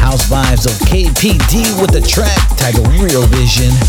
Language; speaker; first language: English; native; English